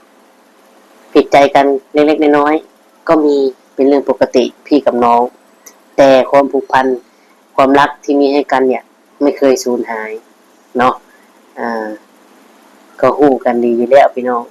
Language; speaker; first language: Thai; non-native, local second language; Lao